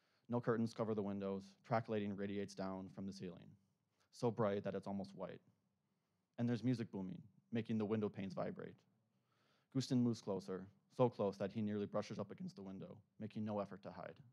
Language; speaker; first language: English; native; English